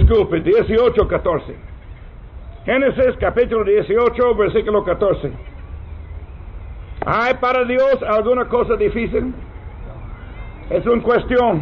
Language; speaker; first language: Spanish; non-native, fluent; English